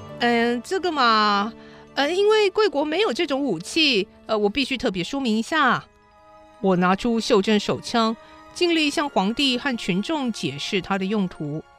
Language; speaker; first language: Chinese; native; Chinese